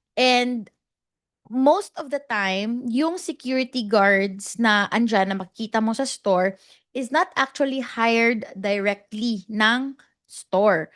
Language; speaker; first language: Filipino; non-native, local second language; Cebuano